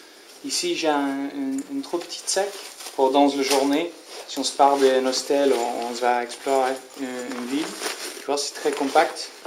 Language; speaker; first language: French; non-native, learner; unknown